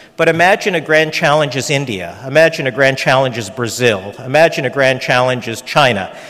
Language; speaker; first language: English; early bilingual, other home language; Hungarian